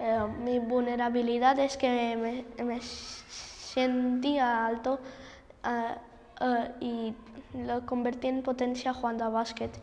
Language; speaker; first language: Spanish; early bilingual, other home language; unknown